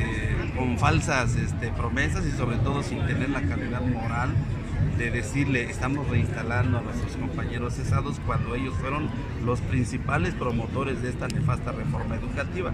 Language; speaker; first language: Spanish; native; Spanish